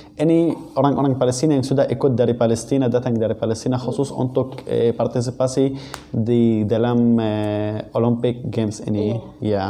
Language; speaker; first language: Indonesian; non-native, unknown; Arabic